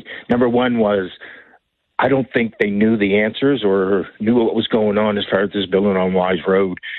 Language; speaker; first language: English; native; English